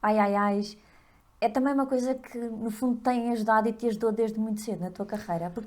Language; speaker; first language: Portuguese; native; Portuguese